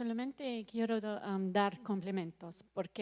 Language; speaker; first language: Spanish; non-native, learner; English